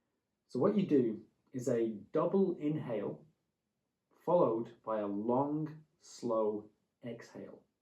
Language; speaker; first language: English; native; English